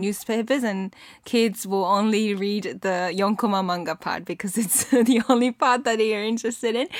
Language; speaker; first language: English; early bilingual, other home language; Japanese